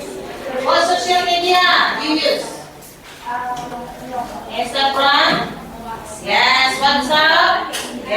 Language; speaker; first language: English; non-native, fluent; Indonesian